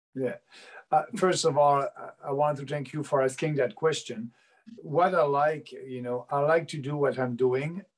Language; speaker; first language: English; native; English